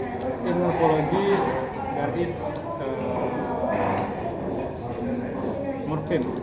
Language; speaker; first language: English; non-native, learner; Indonesian